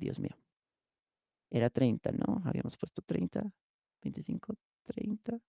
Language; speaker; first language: Spanish; native; Spanish